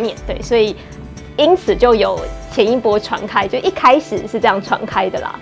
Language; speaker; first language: Chinese; native; Chinese